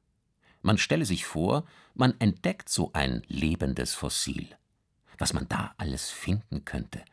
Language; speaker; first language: German; native; German